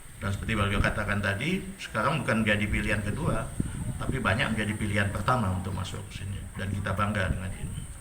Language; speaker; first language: Indonesian; non-native, local second language; Achinese